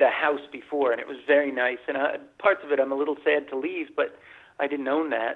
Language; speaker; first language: English; native; English